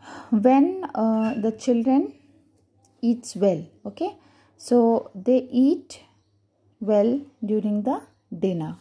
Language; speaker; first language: English; non-native, local second language; Hindi